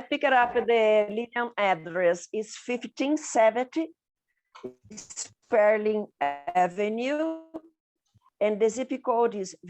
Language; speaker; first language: English; non-native, learner; Portuguese